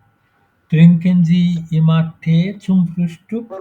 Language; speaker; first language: German; non-native, fluent; Bangla